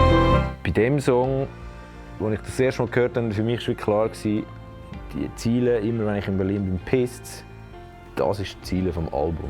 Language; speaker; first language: German; native; German